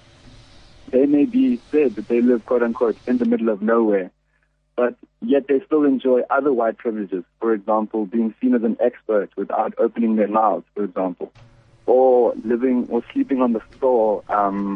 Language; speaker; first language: English; native; English